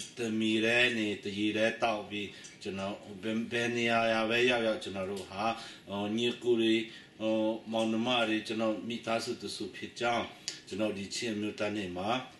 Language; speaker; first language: Burmese; non-native, local second language; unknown